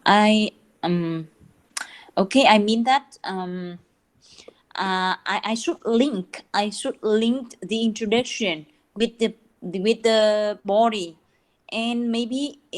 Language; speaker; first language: English; non-native, learner; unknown